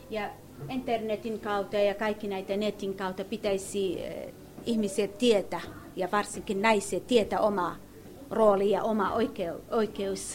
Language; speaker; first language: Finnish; non-native, learner; Kurdish